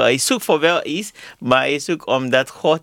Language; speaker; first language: Dutch; non-native, learner; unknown